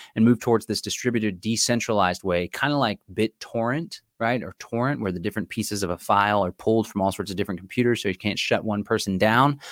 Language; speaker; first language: English; native; English